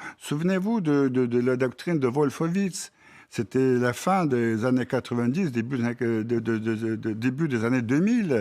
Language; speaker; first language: French; non-native, fluent; Russian